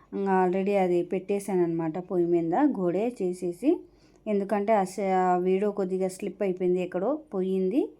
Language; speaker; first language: Telugu; non-native, local second language; Urdu